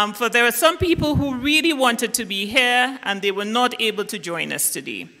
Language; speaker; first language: English; native; English